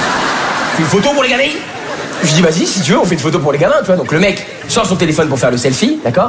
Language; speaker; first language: French; native; French